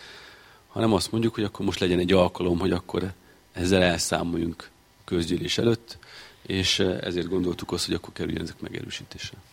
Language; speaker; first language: Hungarian; native; Hungarian